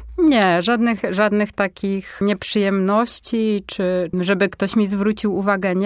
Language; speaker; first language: Polish; native; Polish